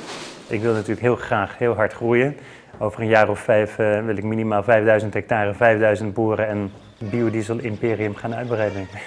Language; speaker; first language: Dutch; native; Dutch